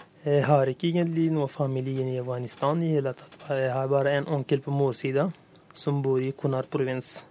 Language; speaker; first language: Norwegian; non-native, fluent; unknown